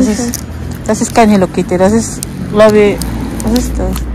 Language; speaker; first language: German; non-native, learner; Cebuano